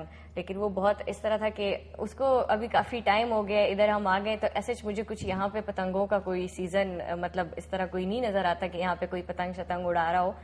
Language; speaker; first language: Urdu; non-native, local second language; Pashto